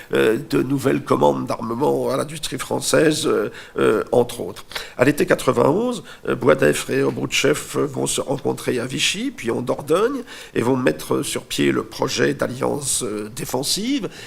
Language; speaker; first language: French; native; French